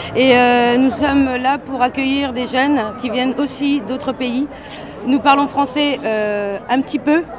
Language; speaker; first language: French; non-native, local second language; Haitian Creole